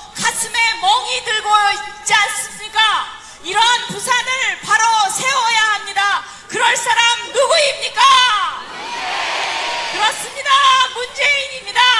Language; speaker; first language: Korean; native; Korean